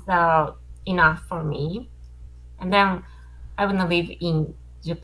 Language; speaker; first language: English; non-native, learner; Japanese